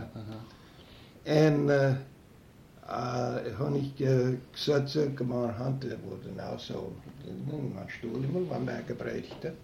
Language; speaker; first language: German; early bilingual, heritage; German